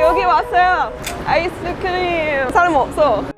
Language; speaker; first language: Korean; non-native, learner; English